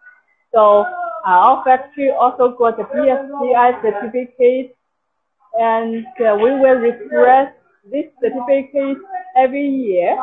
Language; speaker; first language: English; non-native, local second language; Chinese